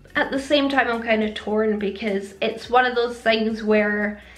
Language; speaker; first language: English; native; English